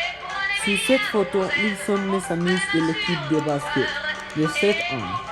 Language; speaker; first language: French; non-native, learner; Spanish